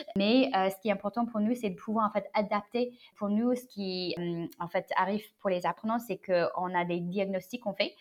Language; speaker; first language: French; non-native, fluent; Chinese